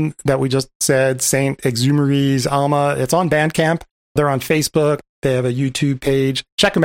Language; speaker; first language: English; native; English